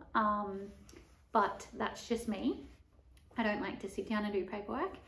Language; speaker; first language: English; native; English